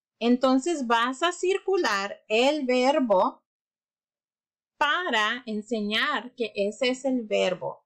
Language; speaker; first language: Spanish; early bilingual, heritage; Spanish